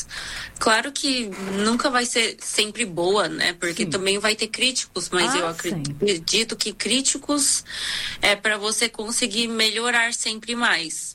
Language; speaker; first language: Portuguese; early bilingual, other home language; Korean